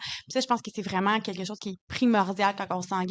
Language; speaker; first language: French; native; French